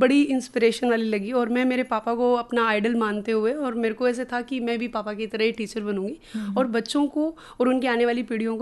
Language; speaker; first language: Hindi; non-native, local second language; Rajasthani